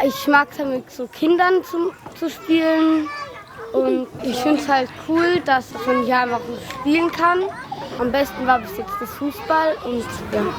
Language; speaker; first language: German; native; German